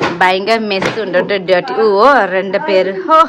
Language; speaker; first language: Malayalam; non-native, learner; Nepali